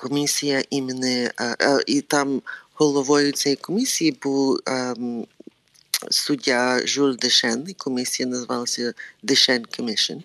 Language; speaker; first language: Ukrainian; early bilingual, heritage; Ukrainian